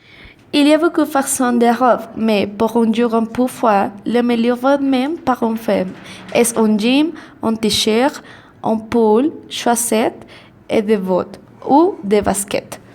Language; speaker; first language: French; non-native, learner; Spanish